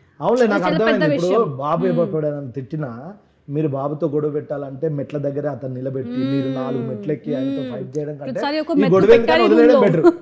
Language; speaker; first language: Telugu; native; Telugu